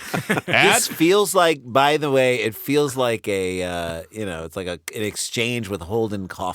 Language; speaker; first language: English; native; English